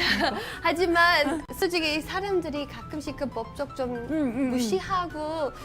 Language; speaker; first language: Korean; non-native, learner; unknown